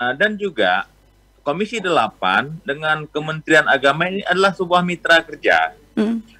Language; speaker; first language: Indonesian; non-native, local second language; Achinese